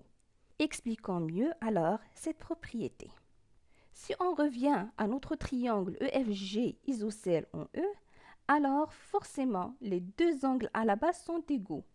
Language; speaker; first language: French; non-native, local second language; Arabic